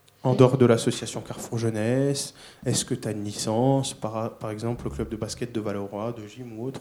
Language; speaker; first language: French; native; French